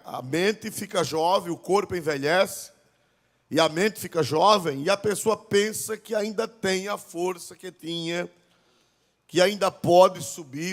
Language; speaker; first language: Portuguese; native; Portuguese